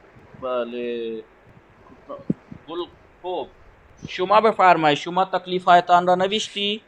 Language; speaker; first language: Persian; non-native, fluent; Urdu